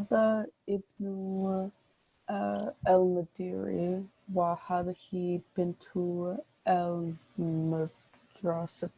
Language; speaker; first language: Arabic; non-native, learner; English